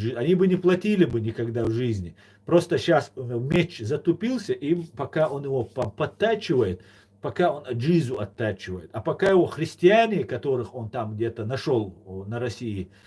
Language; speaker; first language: Russian; non-native, local second language; Chechen